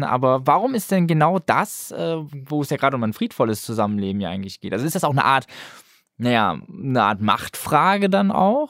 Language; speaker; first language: German; native; German